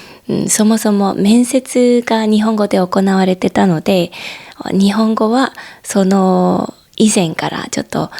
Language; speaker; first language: Japanese; non-native, fluent; Korean